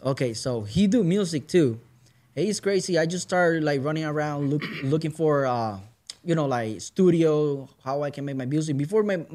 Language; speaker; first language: English; non-native, learner; Spanish